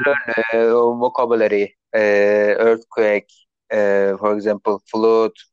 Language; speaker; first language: English; non-native, learner; Turkish